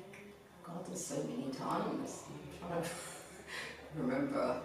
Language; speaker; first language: English; native; English